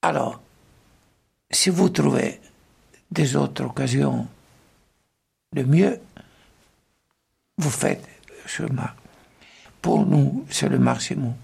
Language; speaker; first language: French; non-native, fluent; Italian